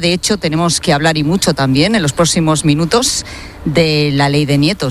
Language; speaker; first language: Spanish; native; Spanish